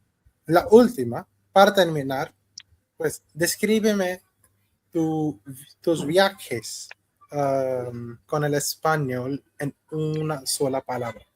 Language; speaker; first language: Spanish; non-native, fluent; Hindi